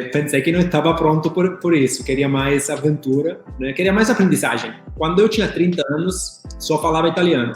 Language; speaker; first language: Portuguese; non-native, fluent; Italian